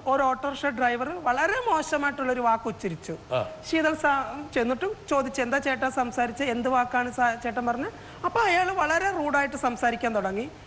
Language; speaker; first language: Malayalam; native; Malayalam